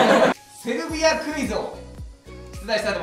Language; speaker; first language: Japanese; native; Japanese